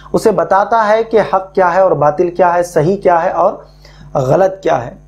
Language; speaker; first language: Urdu; native; Urdu